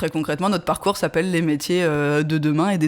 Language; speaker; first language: French; native; French